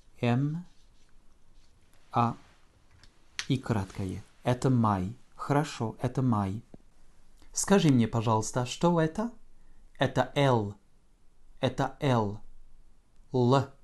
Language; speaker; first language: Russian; non-native, fluent; French